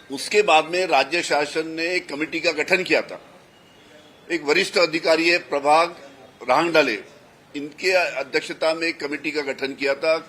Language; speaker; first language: Hindi; non-native, local second language; Marathi